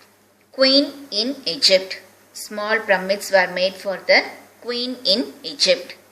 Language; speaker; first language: English; non-native, local second language; Tamil